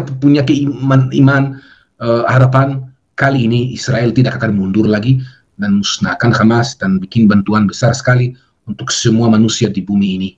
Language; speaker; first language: Indonesian; non-native, fluent; Hebrew